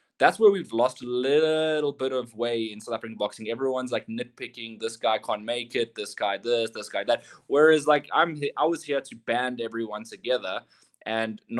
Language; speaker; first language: English; native; English